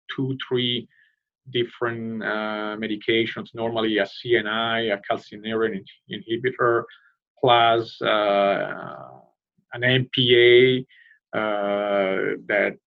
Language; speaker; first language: English; non-native, fluent; Italian